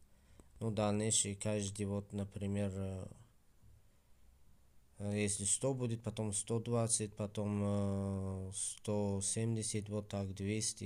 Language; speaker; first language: Russian; non-native, fluent; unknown